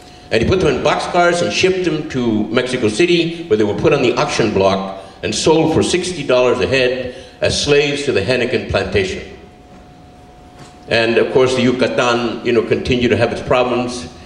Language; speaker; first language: English; early bilingual, other home language; Spanish